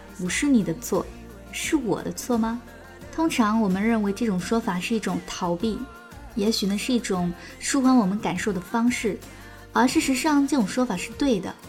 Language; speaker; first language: Chinese; native; Chinese